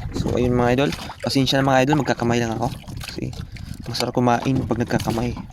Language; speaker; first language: Filipino; non-native, local second language; Cebuano